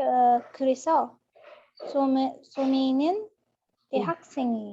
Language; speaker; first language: Korean; non-native, learner; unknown